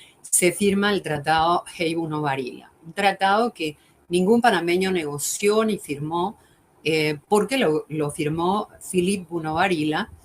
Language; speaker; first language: Spanish; native; Spanish